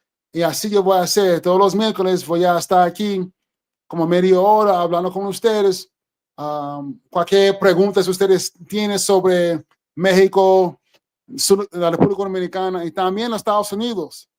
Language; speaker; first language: Spanish; non-native, fluent; English